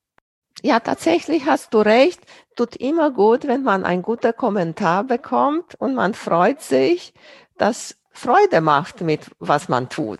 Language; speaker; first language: German; non-native, fluent; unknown